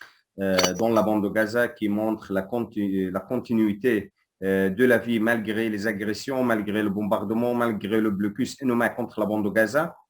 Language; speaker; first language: French; non-native, fluent; Arabic